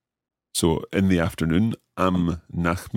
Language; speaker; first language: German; non-native, learner; English